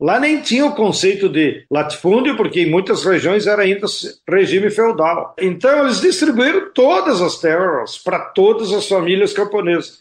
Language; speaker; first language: Portuguese; native; Portuguese